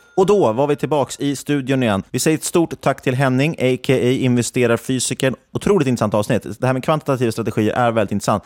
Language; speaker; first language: Swedish; native; Swedish